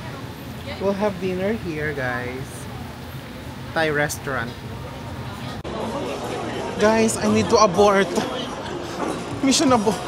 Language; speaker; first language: English; non-native, fluent; Filipino